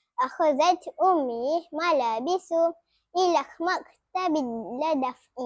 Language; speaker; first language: Arabic; non-native, learner; Malay